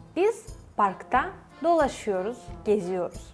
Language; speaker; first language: Turkish; non-native, fluent; Russian